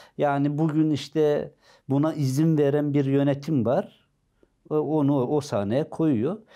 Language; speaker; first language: Turkish; non-native, local second language; Zaza